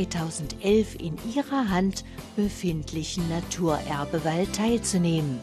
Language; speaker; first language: German; native; German